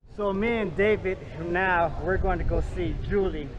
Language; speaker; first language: English; native; English